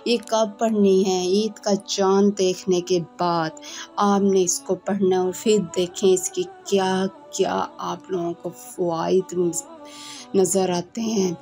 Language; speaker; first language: Urdu; native; Urdu